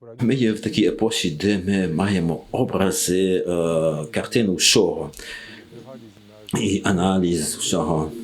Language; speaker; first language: Ukrainian; non-native, learner; French